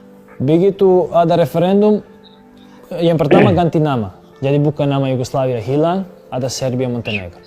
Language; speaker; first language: Indonesian; non-native, fluent; Serbian